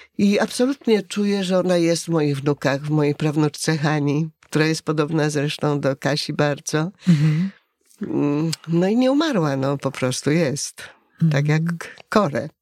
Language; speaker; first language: Polish; native; Polish